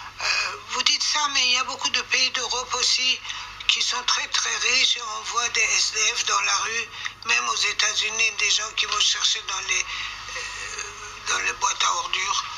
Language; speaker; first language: French; non-native, fluent; Persian